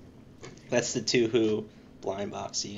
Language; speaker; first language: English; native; English